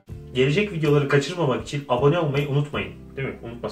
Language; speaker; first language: Turkish; native; Turkish